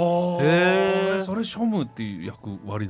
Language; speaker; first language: Japanese; native; Japanese